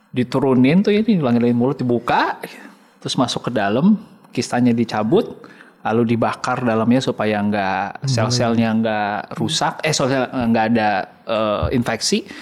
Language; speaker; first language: Indonesian; native; Indonesian